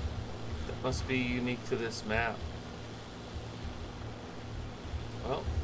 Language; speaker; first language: English; native; English